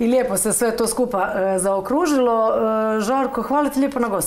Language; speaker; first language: Croatian; native; Croatian